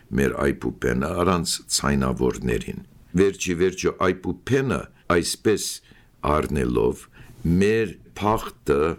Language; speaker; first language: Armenian; early bilingual, heritage; Armenian